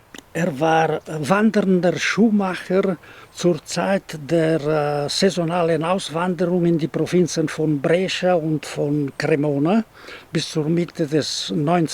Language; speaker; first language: German; non-native, local second language; Italian